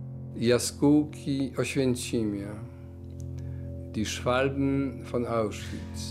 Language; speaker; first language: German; non-native, fluent; Polish